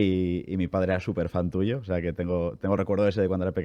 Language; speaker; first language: Spanish; native; Spanish